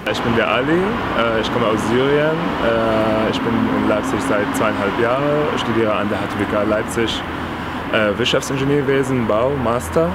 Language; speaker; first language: German; non-native, fluent; Arabic